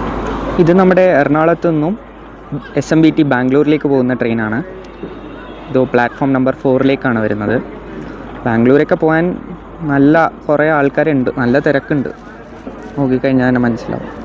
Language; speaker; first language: Malayalam; native; Malayalam